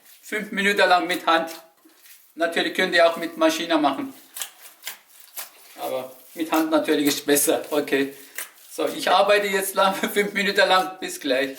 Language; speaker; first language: German; non-native, learner; Turkish